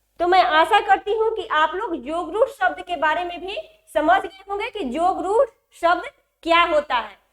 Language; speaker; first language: Hindi; native; Hindi